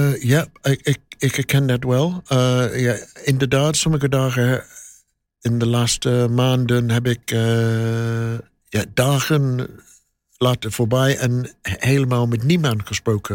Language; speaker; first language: Dutch; non-native, learner; English